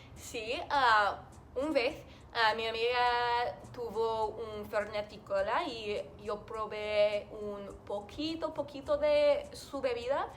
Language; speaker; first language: Spanish; non-native, learner; English